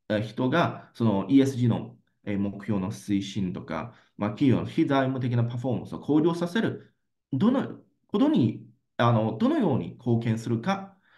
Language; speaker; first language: Japanese; non-native, fluent; Chinese